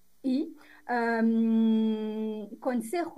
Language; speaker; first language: Spanish; non-native, fluent; French